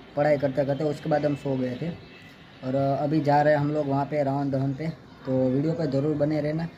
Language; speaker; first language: Hindi; non-native, local second language; Gujarati